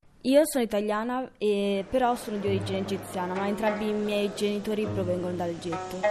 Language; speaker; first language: Italian; early bilingual, other home language; Arabic